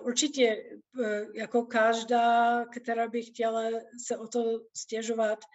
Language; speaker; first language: Czech; non-native, fluent; English